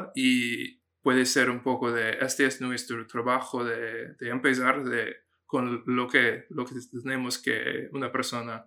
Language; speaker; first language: Spanish; non-native, fluent; English